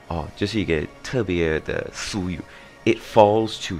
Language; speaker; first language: Chinese; non-native, fluent; English